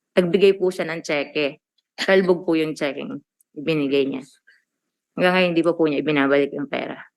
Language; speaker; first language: Filipino; native; Filipino